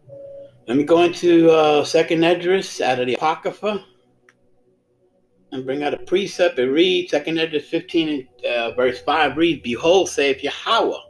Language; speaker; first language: English; native; English